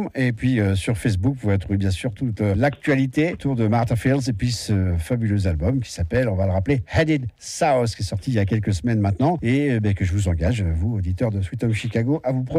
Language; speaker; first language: French; native; French